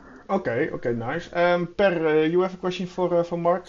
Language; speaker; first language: English; non-native, fluent; Dutch